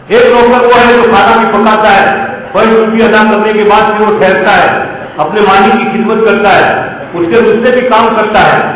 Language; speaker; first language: Urdu; non-native, local second language; Gujarati